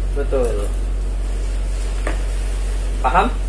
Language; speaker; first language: Indonesian; native; Indonesian